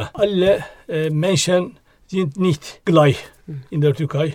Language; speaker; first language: German; non-native, learner; Turkish